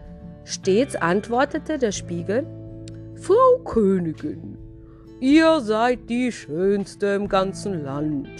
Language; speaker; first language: German; native; German